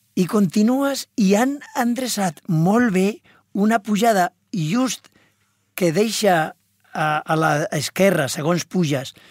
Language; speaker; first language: Catalan; non-native, local second language; Spanish